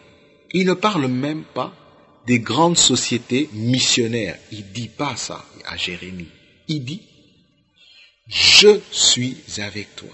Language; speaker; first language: French; non-native, local second language; Lingala